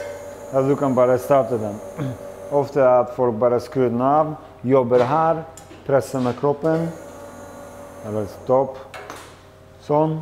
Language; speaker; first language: Norwegian; non-native, fluent; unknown